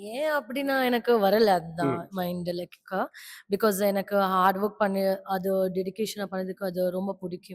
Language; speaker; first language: Tamil; non-native, learner; Malayalam